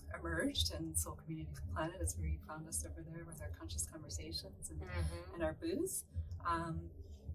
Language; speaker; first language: English; native; English